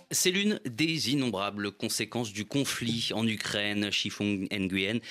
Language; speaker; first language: French; native; French